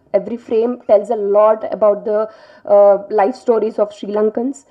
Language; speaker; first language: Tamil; non-native, learner; Telugu